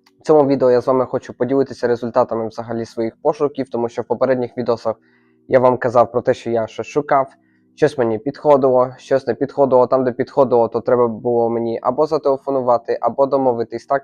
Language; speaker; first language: Ukrainian; native; Ukrainian